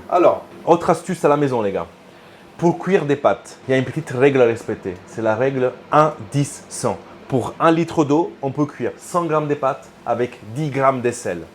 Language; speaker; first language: French; non-native, fluent; Italian